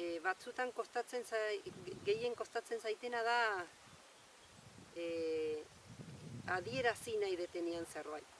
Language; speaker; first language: Basque; non-native, fluent; Spanish